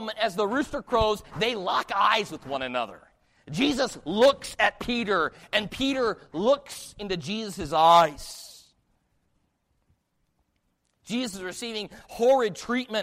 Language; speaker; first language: English; native; English